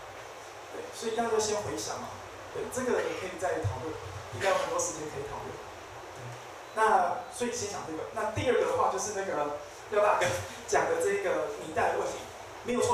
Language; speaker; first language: Chinese; native; Chinese